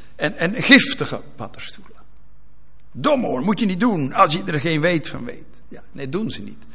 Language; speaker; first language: Dutch; native; Dutch